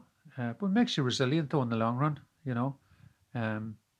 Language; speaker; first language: English; native; English